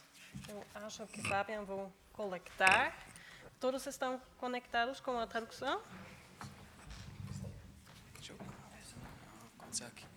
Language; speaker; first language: Portuguese; non-native, fluent; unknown